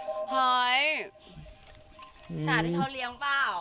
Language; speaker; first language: Thai; native; Thai